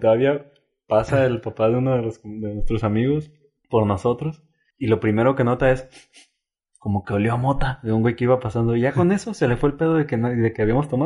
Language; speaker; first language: Spanish; native; Spanish